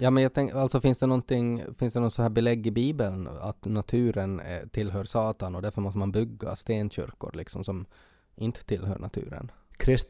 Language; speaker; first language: Swedish; native; Swedish